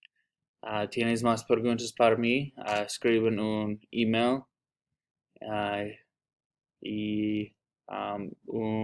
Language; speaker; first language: Spanish; non-native, learner; English